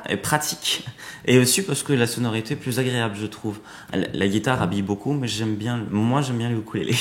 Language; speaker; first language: French; native; French